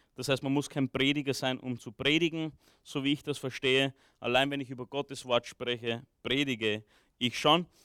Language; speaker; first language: German; early bilingual, other home language; Romanian